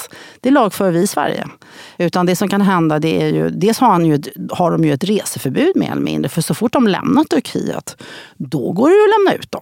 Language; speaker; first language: Swedish; native; Swedish